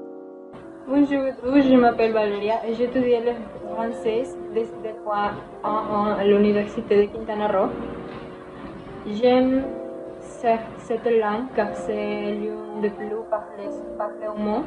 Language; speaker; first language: French; non-native, learner; Spanish